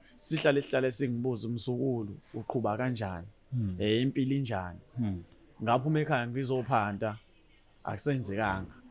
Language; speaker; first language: Zulu; native; Zulu